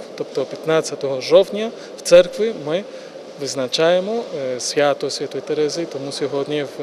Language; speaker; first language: Ukrainian; non-native, fluent; Spanish